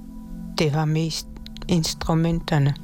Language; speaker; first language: Danish; non-native, local second language; Kalaallisut